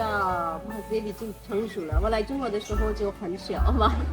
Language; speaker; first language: Chinese; non-native, fluent; Urdu